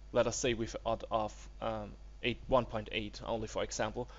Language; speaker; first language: English; non-native, learner; German